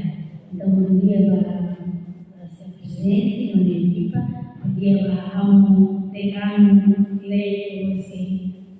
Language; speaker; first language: Portuguese; non-native, learner; Tetum